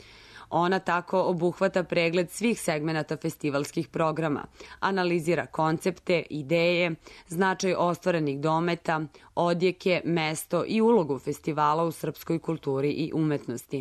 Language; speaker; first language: Serbian; native; Serbian